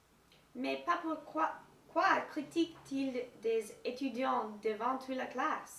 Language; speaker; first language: French; non-native, learner; English